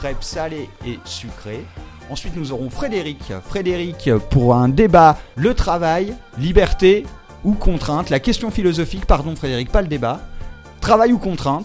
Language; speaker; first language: French; native; French